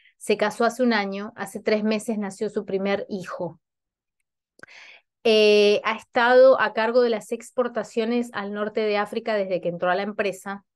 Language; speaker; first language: Spanish; native; Spanish